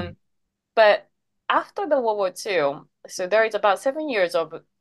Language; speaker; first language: English; non-native, fluent; Japanese